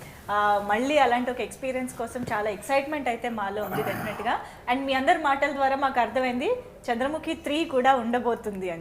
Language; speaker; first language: Telugu; native; Telugu